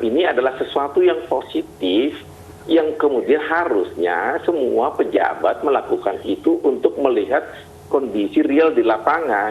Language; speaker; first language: Indonesian; native; Indonesian